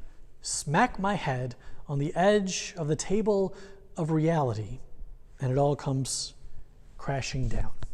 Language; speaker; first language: English; native; English